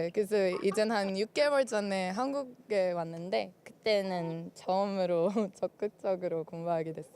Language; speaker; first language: Korean; non-native, fluent; Swedish